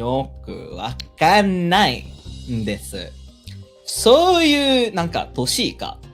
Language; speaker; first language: Japanese; non-native, learner; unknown